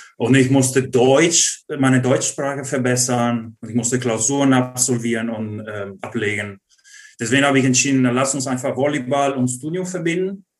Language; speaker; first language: German; non-native, fluent; Italian